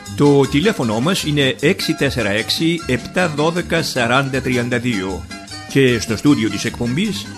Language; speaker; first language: Greek; native; Greek